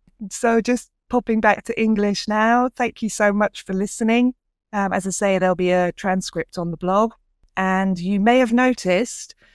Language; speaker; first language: English; native; English